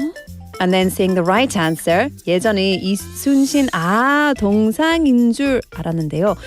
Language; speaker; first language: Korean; non-native, learner; English